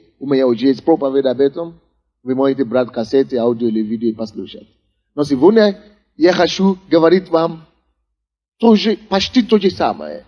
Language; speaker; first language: Russian; non-native, fluent; Yoruba